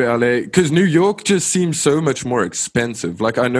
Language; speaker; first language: English; non-native, local second language; Afrikaans